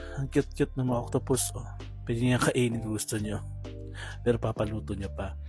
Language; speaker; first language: Filipino; native; Filipino